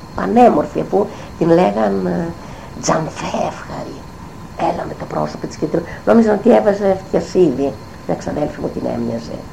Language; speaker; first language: Greek; native; Greek